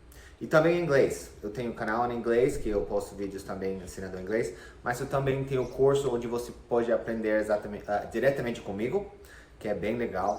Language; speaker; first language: Portuguese; non-native, fluent; English